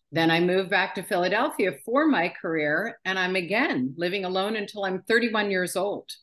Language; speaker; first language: English; native; English